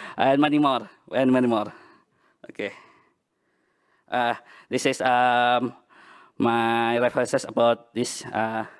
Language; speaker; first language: English; non-native, learner; Banjar